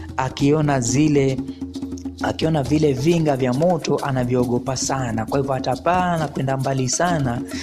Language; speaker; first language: Swahili; non-native, local second language; Luyia